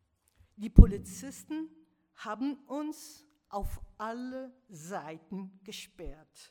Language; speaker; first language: German; non-native, fluent; Italian